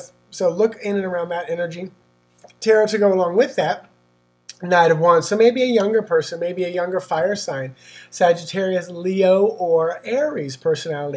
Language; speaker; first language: English; native; English